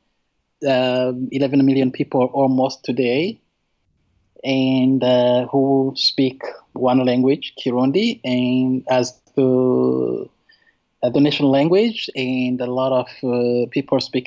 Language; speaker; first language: English; non-native, fluent; Rundi